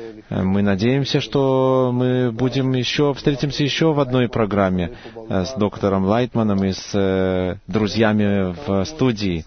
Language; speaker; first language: Russian; non-native, fluent; Hebrew